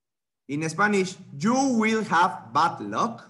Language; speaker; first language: English; non-native, fluent; Spanish